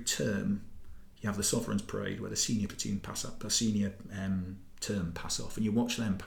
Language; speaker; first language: English; native; English